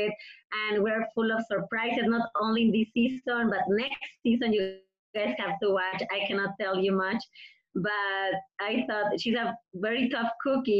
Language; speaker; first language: English; non-native, fluent; Spanish